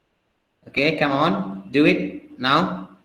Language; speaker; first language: English; non-native, fluent; Indonesian